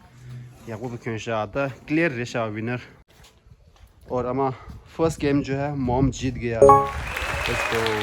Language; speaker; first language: Hindi; non-native, local second language; Tibetan